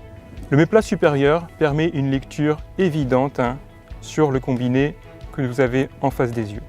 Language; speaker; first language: French; native; French